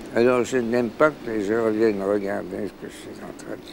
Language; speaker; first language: French; non-native, fluent; German